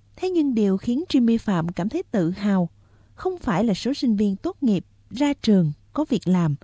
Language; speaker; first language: Vietnamese; native; Vietnamese